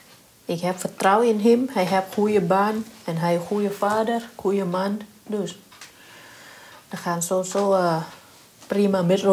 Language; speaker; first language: Dutch; non-native, learner; Thai